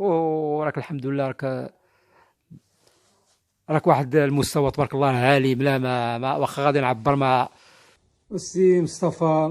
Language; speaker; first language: Arabic; native; Arabic